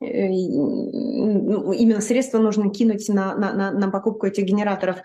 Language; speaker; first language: Russian; native; Russian